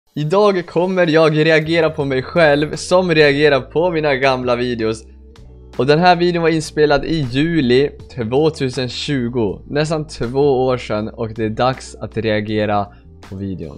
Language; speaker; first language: Swedish; native; Swedish